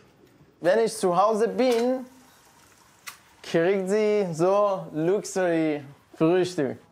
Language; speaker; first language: German; non-native, learner; Persian